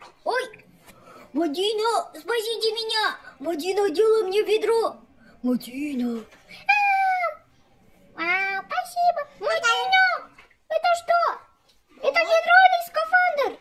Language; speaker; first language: Russian; non-native, local second language; Kazakh